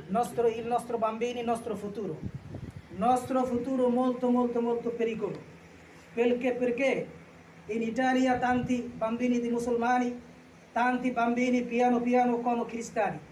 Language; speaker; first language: Italian; non-native, learner; Bangla